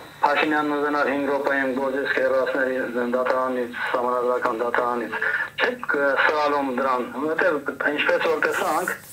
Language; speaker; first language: Armenian; early bilingual, heritage; Armenian